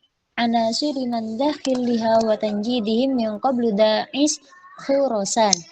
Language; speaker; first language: Arabic; non-native, learner; Indonesian